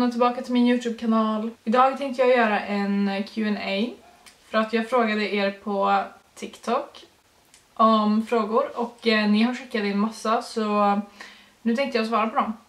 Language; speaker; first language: Swedish; early bilingual, other home language; Norwegian